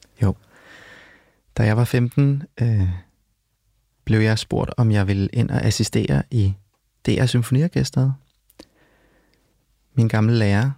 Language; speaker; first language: Danish; early bilingual, other home language; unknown